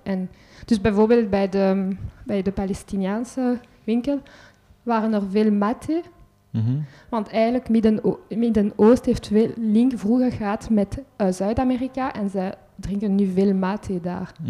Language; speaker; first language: Dutch; non-native, local second language; French